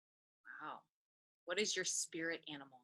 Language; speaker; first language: English; native; English